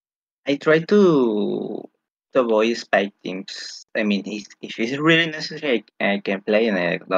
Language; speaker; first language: English; non-native, fluent; Spanish